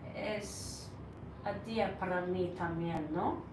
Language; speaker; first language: Spanish; non-native, learner; Norwegian